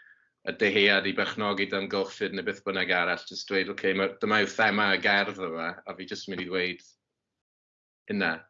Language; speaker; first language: Welsh; native; Welsh